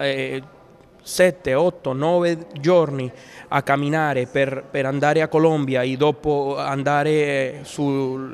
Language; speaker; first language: Italian; non-native, learner; Spanish